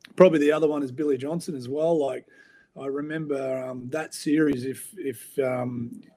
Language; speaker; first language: English; native; English